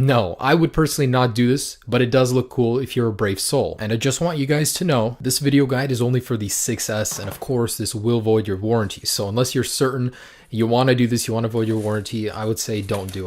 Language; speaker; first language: English; native; English